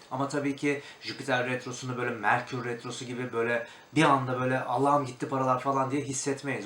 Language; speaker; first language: Turkish; native; Turkish